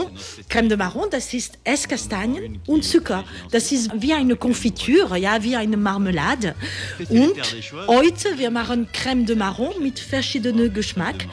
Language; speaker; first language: German; non-native, learner; French